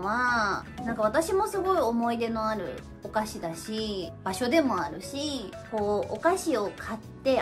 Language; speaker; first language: Japanese; native; Japanese